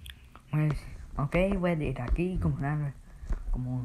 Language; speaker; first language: Spanish; early bilingual, heritage; Spanish